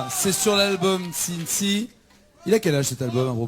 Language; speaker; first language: French; native; French